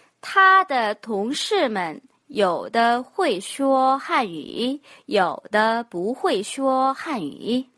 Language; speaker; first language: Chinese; non-native, fluent; Korean